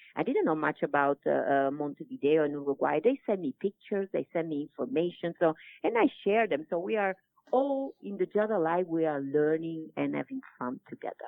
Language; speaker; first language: English; non-native, fluent; Italian